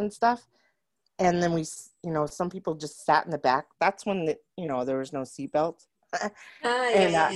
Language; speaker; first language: English; native; English